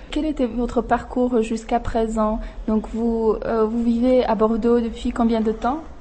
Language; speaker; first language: French; non-native, fluent; Czech